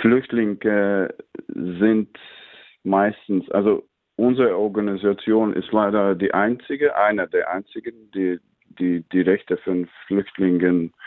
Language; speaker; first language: German; non-native, fluent; Latvian